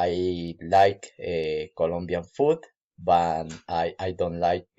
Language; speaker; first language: English; non-native, learner; Spanish